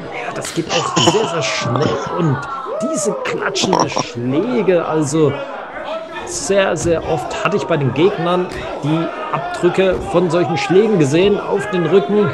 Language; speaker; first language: German; native; German